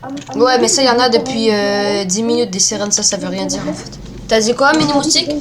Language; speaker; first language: French; native; French